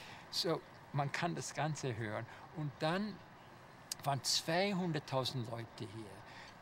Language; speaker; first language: German; early bilingual, heritage; German